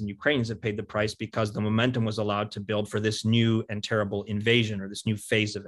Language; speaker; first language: English; early bilingual, other home language; Ukrainian